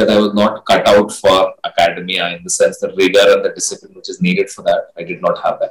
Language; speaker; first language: English; non-native, local second language; Hindi